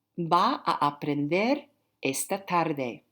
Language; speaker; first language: Spanish; non-native, fluent; English